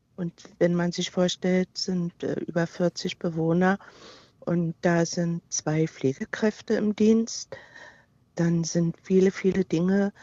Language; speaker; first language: German; native; German